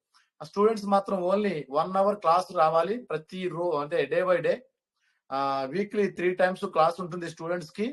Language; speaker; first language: Telugu; native; Telugu